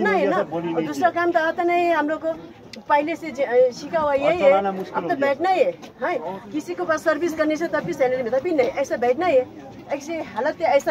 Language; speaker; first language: Hindi; non-native, local second language; Nepali